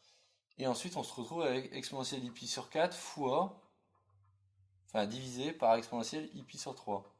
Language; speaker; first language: French; native; French